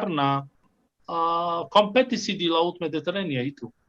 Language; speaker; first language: Indonesian; non-native, fluent; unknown